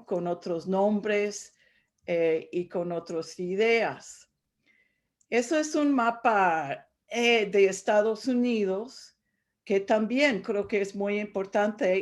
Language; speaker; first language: Spanish; non-native, fluent; English